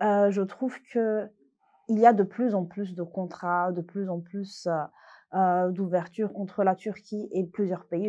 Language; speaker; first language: French; non-native, local second language; Malagasy